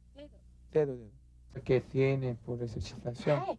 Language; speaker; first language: Spanish; non-native, learner; Korean